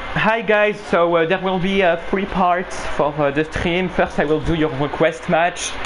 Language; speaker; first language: English; non-native, fluent; French